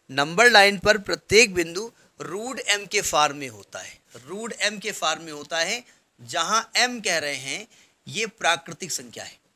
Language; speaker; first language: Hindi; native; Hindi